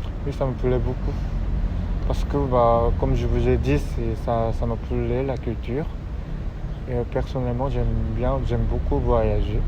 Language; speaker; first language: French; non-native, fluent; Korean